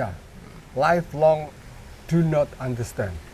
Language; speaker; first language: English; non-native, learner; Indonesian